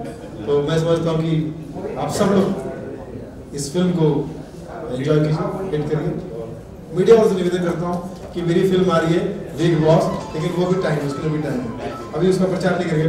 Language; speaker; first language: Hindi; native; Hindi